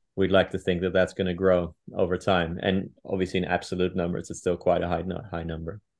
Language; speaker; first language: English; non-native, fluent; Dutch